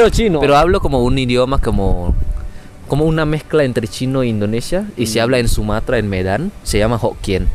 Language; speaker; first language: Spanish; non-native, fluent; Min Nan Chinese